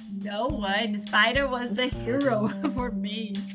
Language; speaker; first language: English; non-native, fluent; Portuguese